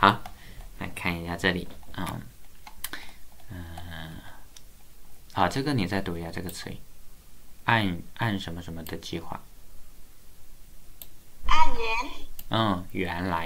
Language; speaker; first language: Chinese; native; Chinese